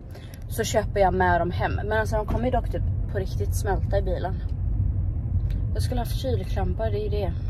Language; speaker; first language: Swedish; native; Swedish